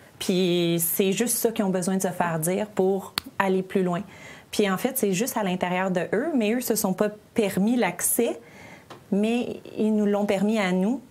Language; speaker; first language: French; native; French